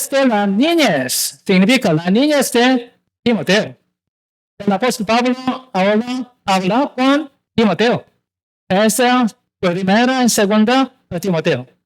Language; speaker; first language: Spanish; non-native, learner; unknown